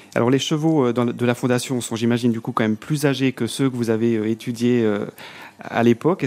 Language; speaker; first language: French; native; French